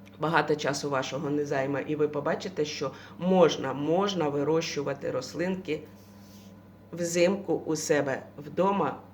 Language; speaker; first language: Ukrainian; non-native, local second language; Russian